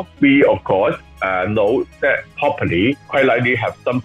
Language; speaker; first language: English; non-native, local second language; Cantonese